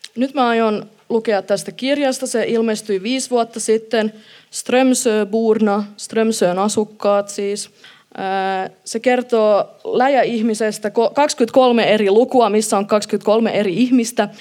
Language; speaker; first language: Finnish; non-native, local second language; Swedish